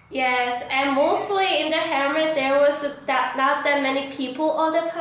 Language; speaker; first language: English; non-native, learner; Korean